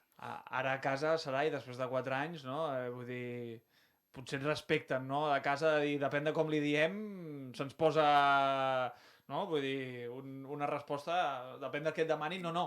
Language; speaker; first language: Catalan; native; Catalan